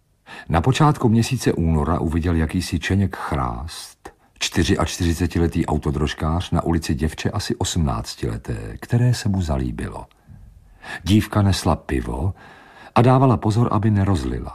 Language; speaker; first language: Czech; native; Czech